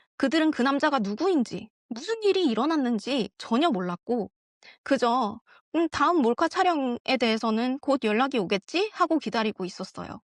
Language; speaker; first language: Korean; early bilingual, heritage; Korean